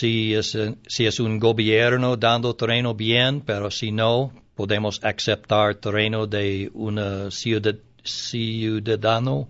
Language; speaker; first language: Spanish; non-native, learner; English